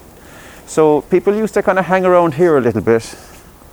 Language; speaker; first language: English; native; English